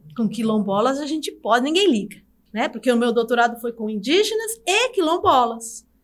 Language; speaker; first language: Portuguese; native; Portuguese